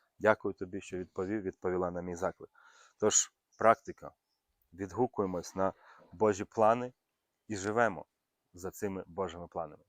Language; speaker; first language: Ukrainian; native; Ukrainian